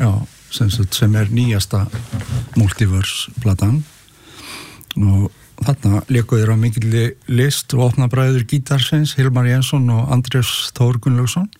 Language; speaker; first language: Icelandic; native; Icelandic